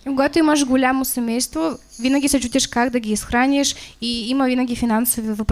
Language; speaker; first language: Bulgarian; non-native, fluent; Russian